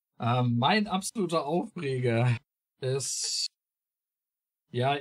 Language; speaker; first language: German; early bilingual, other home language; Slovenian